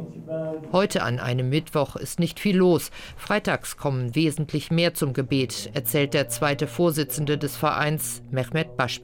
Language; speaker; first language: German; native; German